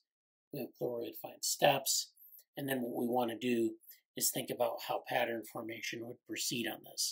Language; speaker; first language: English; native; English